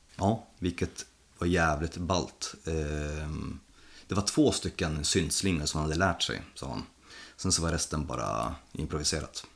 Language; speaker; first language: Swedish; non-native, fluent; Polish